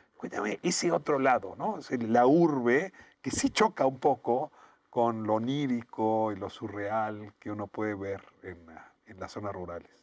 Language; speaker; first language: Spanish; native; Spanish